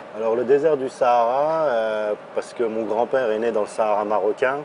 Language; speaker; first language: French; early bilingual, other home language; Arabic